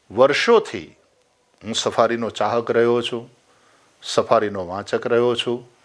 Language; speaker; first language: Gujarati; native; Gujarati